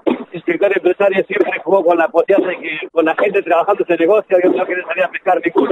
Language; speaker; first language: Spanish; native; Spanish